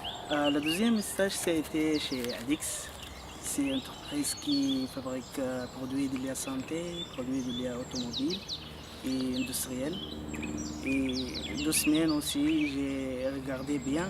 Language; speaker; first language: French; non-native, learner; Arabic